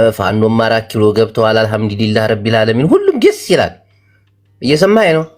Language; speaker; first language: Amharic; native; Amharic